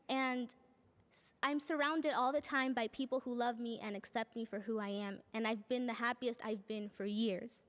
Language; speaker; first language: English; non-native, fluent; Spanish